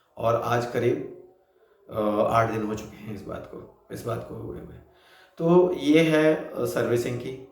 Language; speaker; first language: Hindi; native; Hindi